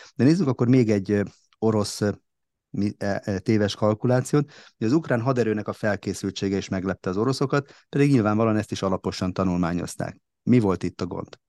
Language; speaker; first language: Hungarian; native; Hungarian